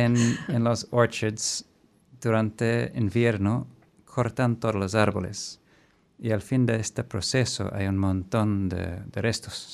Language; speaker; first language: Spanish; non-native, fluent; English